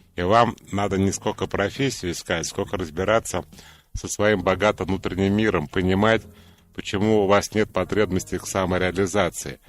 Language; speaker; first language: Russian; native; Russian